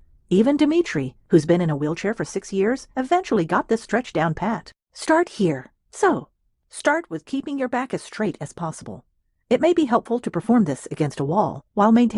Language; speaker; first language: English; native; English